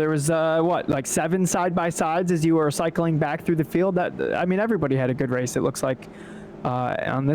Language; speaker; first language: English; native; English